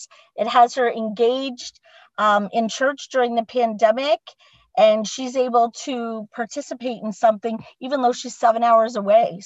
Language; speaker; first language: English; native; English